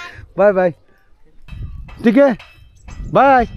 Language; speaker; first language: Hindi; non-native, learner; Bangla